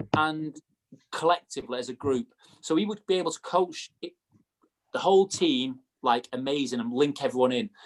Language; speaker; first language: English; native; English